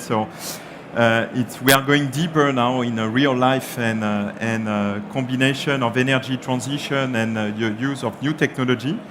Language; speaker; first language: English; non-native, fluent; French